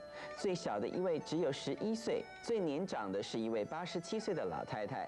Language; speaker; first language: Chinese; native; Chinese